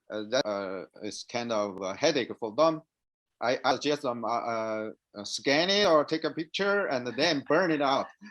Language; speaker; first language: English; non-native, learner; Chinese